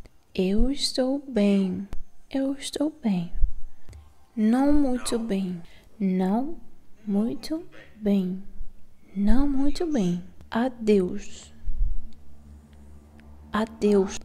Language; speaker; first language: Portuguese; non-native, learner; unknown